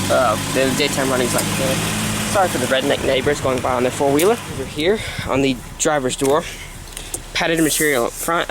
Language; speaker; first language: English; native; English